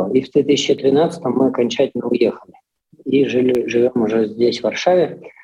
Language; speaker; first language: Russian; native; Russian